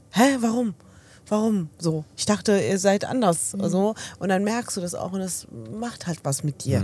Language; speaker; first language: German; early bilingual, other home language; Arabic